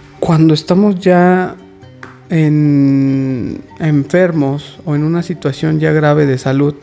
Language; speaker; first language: Spanish; native; Spanish